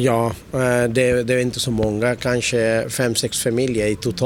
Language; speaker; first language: Swedish; non-native, learner; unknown